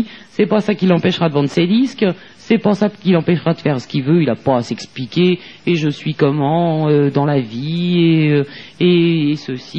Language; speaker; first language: French; native; French